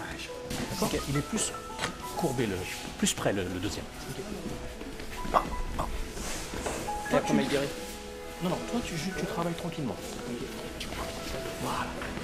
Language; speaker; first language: French; native; French